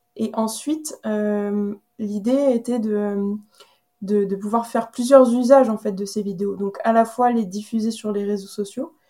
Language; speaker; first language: French; native; French